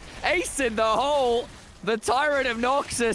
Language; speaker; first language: English; native; English